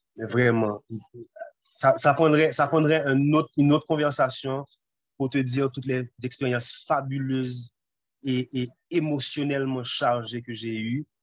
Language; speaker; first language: French; non-native, local second language; Haitian Creole